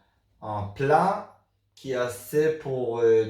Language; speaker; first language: French; non-native, learner; Hebrew